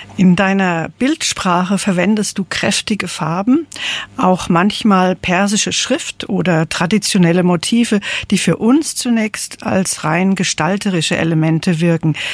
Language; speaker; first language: German; native; German